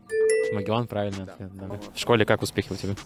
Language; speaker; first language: Russian; native; Russian